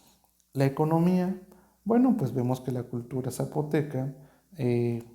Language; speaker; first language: Spanish; native; Spanish